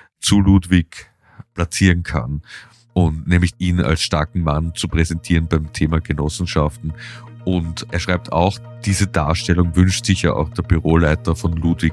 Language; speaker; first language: German; native; German